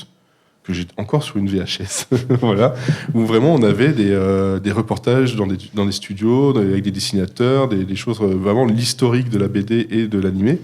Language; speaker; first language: French; native; French